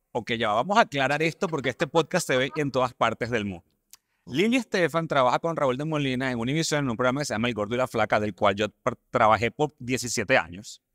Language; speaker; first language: Spanish; native; Spanish